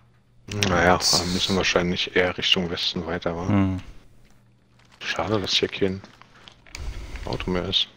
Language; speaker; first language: German; native; German